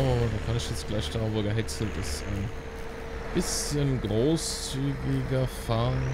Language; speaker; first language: German; native; German